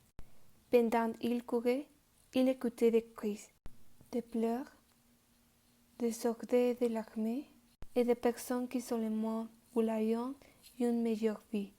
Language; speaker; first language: French; non-native, learner; Spanish